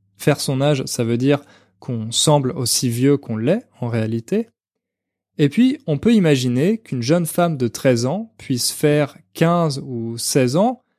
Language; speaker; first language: French; native; French